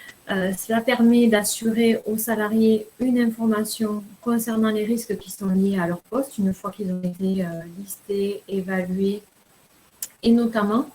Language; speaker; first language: French; native; French